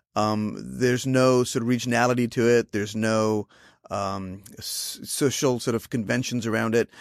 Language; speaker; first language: English; non-native, local second language; Hindi